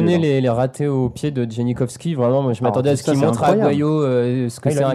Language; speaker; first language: French; native; French